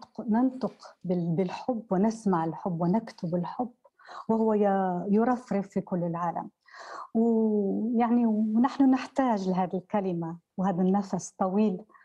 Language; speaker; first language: Arabic; native; Arabic